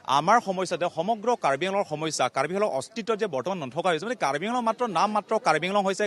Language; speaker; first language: Assamese; non-native, local second language; Karbi